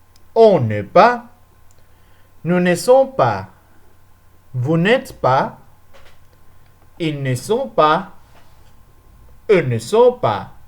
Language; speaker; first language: French; non-native, learner; Spanish